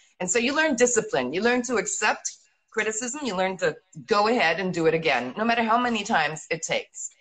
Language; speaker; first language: English; early bilingual, heritage; English